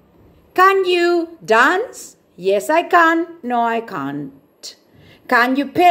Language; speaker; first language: English; non-native, fluent; Spanish